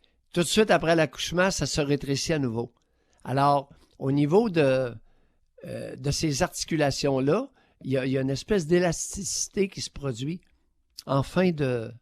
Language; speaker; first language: French; native; French